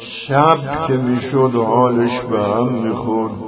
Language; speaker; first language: Persian; native; Persian